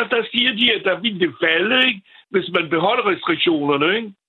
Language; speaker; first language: Danish; non-native, fluent; French